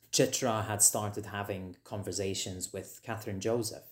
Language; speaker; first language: English; non-native, fluent; Maltese